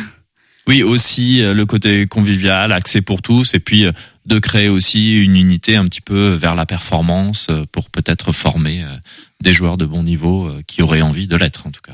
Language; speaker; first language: French; native; French